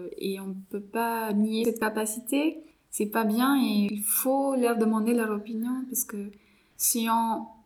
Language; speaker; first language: French; non-native, fluent; Marathi